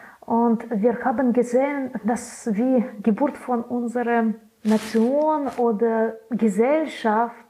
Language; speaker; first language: German; non-native, learner; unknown